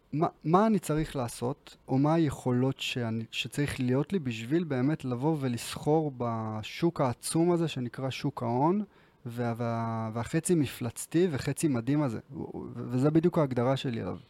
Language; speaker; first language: Hebrew; early bilingual, other home language; Georgian